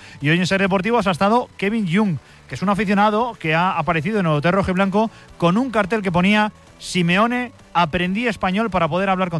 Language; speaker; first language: Spanish; native; Spanish